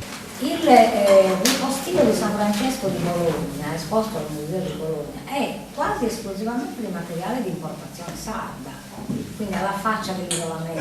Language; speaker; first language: Italian; native; Italian